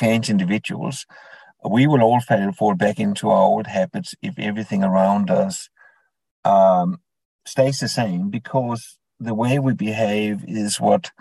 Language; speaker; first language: English; non-native, fluent; Danish